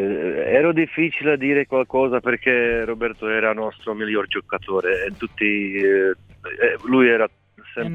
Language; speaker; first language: Italian; non-native, fluent; Czech